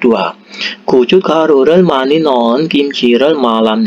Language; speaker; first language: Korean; non-native, fluent; Indonesian